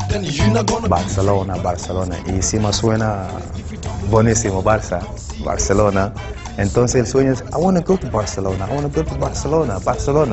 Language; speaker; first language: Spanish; non-native, fluent; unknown